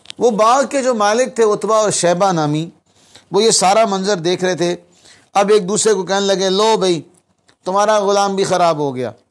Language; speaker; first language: Urdu; non-native, local second language; Punjabi